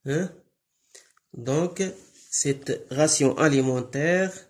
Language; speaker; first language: French; non-native, local second language; Arabic